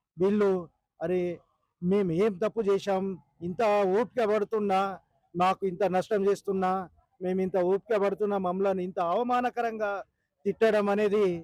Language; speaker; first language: Telugu; non-native, local second language; Lambadi